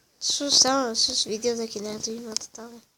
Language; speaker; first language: Turkish; native; Turkish